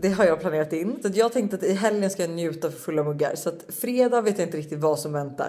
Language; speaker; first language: Swedish; native; Swedish